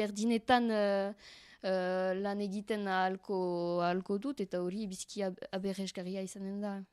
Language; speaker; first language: Basque; non-native, learner; French